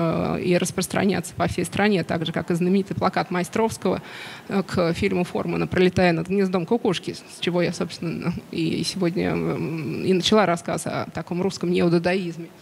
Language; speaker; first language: Russian; native; Russian